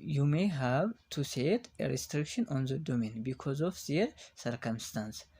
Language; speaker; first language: English; non-native, local second language; Amharic